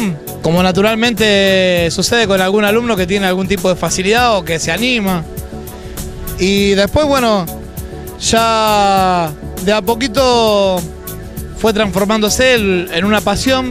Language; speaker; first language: Spanish; native; Spanish